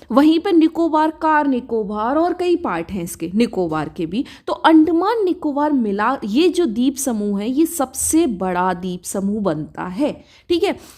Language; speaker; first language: Hindi; native; Hindi